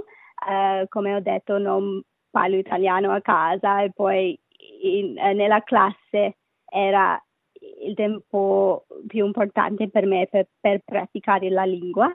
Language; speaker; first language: Italian; non-native, learner; Sinhala